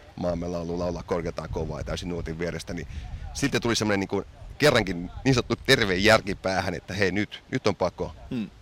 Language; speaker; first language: Finnish; early bilingual, heritage; Finnish